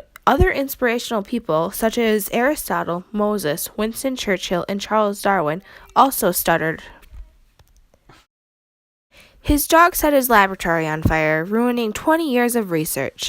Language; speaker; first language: English; native; English